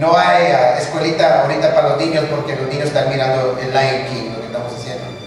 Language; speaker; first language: Spanish; early bilingual, heritage; Spanish